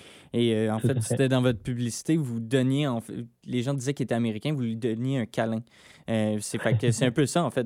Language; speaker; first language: French; native; French